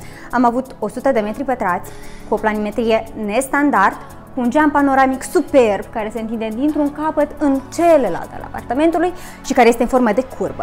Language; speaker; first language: Romanian; native; Romanian